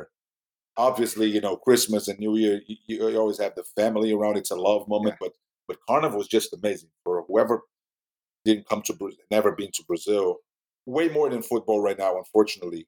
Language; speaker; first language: English; non-native, fluent; Portuguese